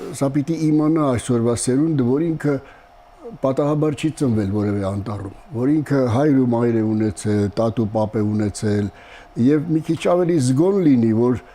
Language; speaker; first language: Armenian; native; Armenian